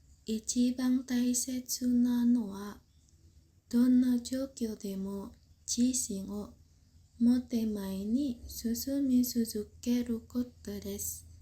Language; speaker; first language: Japanese; non-native, learner; Indonesian